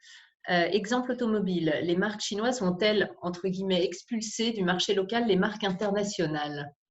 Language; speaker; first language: French; native; French